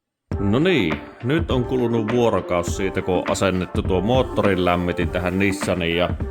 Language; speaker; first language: Finnish; native; Finnish